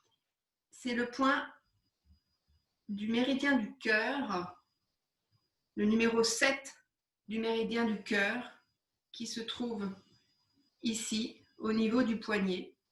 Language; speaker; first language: French; native; French